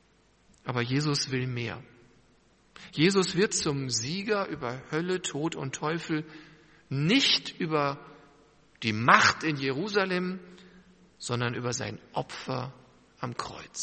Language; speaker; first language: German; native; German